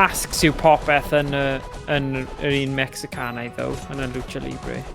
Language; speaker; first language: Welsh; native; Welsh